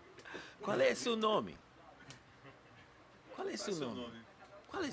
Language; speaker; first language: Portuguese; non-native, learner; English